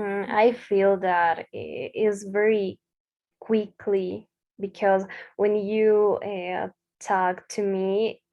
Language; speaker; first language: English; non-native, learner; Spanish